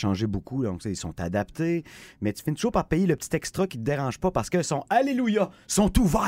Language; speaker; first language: French; native; French